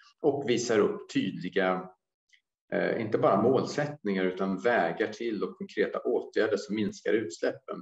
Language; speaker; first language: Swedish; native; Swedish